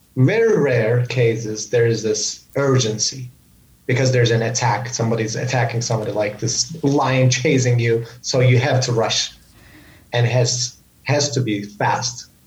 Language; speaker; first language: English; non-native, fluent; Turkish